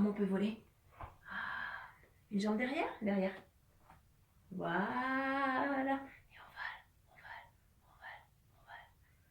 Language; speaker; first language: French; native; French